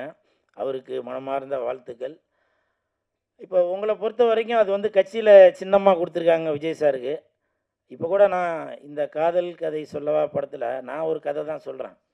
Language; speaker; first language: Tamil; native; Tamil